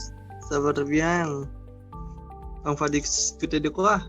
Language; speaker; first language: French; non-native, learner; Indonesian